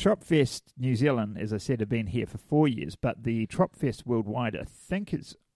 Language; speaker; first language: English; native; English